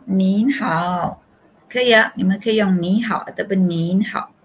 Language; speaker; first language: Chinese; non-native, local second language; Malay